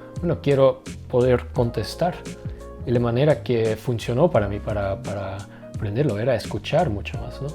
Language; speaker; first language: Spanish; non-native, fluent; Dutch